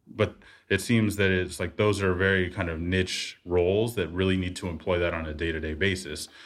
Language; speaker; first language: English; native; English